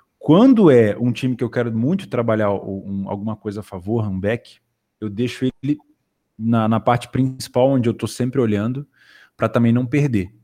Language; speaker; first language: Portuguese; native; Portuguese